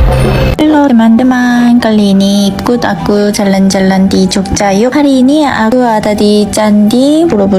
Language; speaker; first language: Indonesian; non-native, learner; Korean